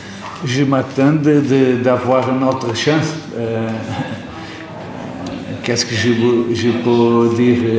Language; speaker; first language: French; non-native, learner; Portuguese